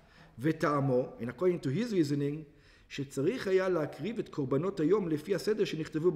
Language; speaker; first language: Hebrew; non-native, fluent; English